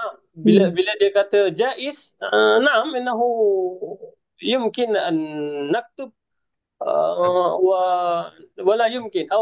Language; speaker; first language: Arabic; non-native, fluent; Malay